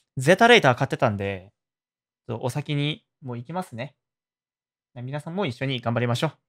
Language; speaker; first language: Japanese; non-native, fluent; Korean